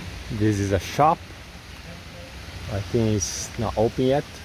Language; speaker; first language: English; non-native, fluent; Portuguese